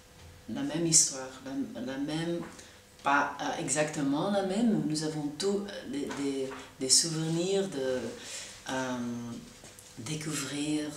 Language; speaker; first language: French; non-native, local second language; Dutch